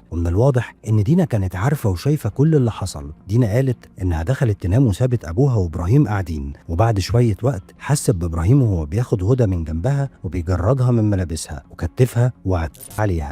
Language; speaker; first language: Arabic; native; Arabic